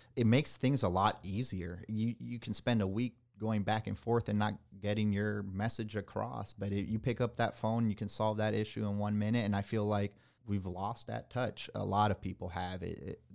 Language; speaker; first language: English; early bilingual, other home language; Spanish